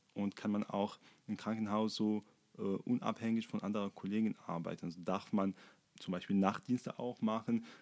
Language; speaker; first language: German; non-native, fluent; Arabic